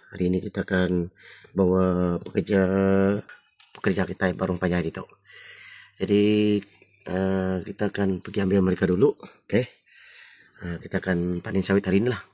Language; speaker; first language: Malay; non-native, local second language; Iban